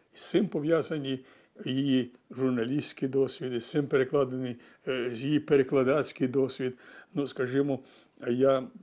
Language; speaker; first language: Ukrainian; native; Ukrainian